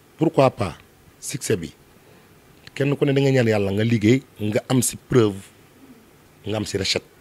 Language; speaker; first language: Wolof; non-native, local second language; Mandingo